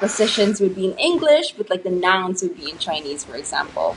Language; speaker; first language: English; non-native, local second language; Filipino